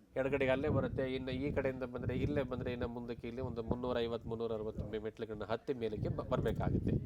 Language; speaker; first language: Kannada; native; Kannada